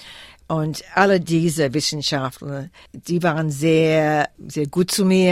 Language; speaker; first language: German; non-native, fluent; English